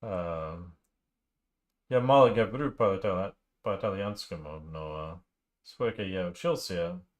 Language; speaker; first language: Russian; non-native, learner; English